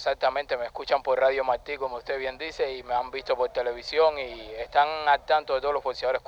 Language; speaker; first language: Spanish; native; Spanish